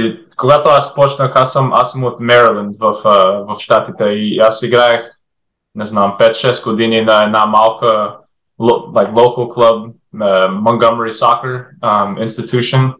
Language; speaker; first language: Bulgarian; early bilingual, heritage; English